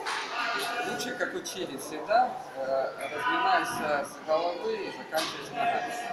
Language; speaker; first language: Russian; native; Russian